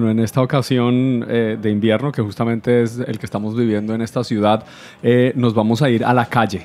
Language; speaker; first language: Spanish; native; Spanish